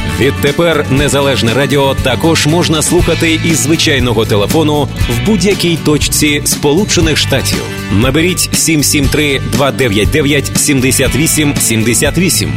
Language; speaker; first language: Ukrainian; native; Ukrainian